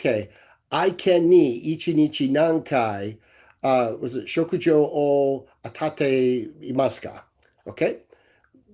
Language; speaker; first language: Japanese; non-native, learner; English